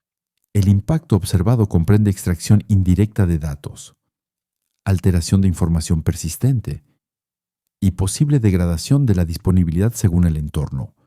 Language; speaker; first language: Spanish; non-native, fluent; French